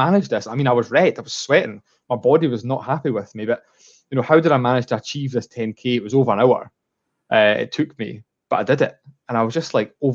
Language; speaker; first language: English; native; English